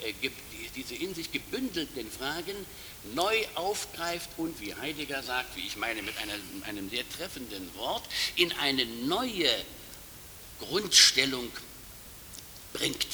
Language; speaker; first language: German; native; German